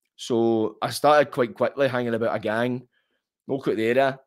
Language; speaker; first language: English; native; English